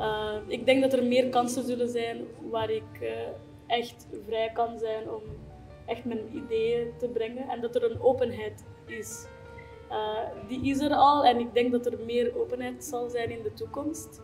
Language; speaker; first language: Dutch; non-native, fluent; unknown